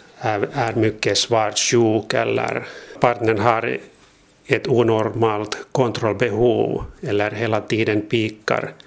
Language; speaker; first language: Swedish; non-native, learner; Finnish